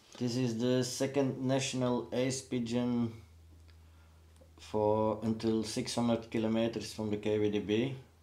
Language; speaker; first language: English; non-native, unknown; Dutch